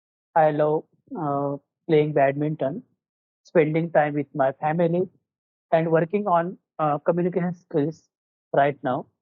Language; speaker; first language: English; non-native, learner; Marathi